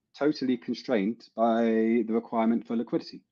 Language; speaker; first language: English; native; English